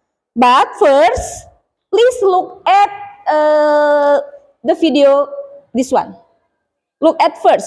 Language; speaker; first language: English; non-native, fluent; Indonesian